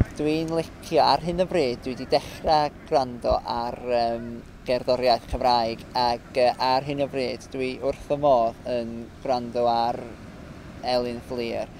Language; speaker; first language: Welsh; non-native, fluent; English